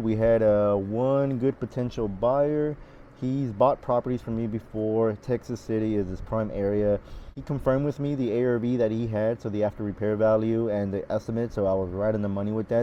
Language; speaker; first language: English; native; English